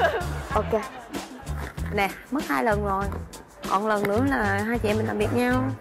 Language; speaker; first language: Vietnamese; native; Vietnamese